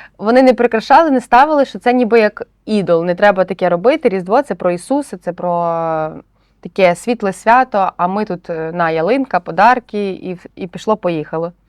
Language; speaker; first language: Ukrainian; native; Ukrainian